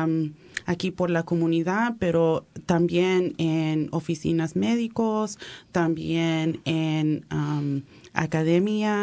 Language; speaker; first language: Spanish; early bilingual, heritage; Spanish